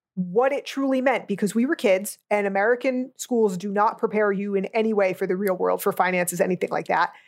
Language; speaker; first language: English; native; English